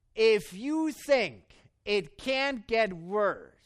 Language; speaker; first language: English; non-native, fluent; German